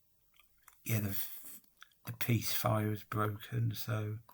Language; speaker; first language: English; native; English